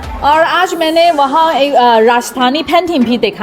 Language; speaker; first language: Hindi; non-native, learner; Chinese